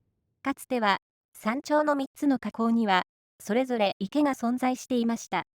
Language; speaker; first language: Japanese; native; Japanese